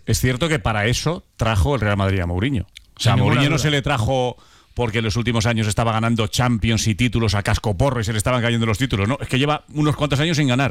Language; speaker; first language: Spanish; native; Spanish